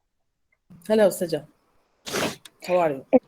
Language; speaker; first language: English; non-native, learner; Arabic